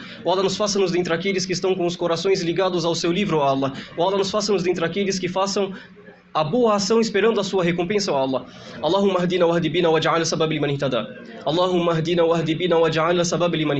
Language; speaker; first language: Portuguese; native; Portuguese